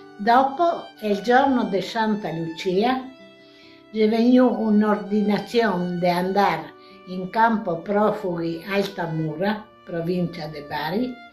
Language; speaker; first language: Italian; non-native, local second language; Venetian